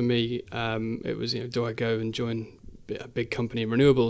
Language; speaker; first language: English; native; English